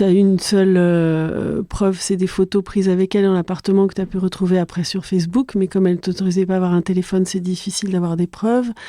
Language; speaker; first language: French; native; French